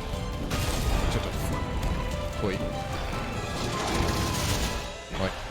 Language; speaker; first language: Japanese; non-native, learner; German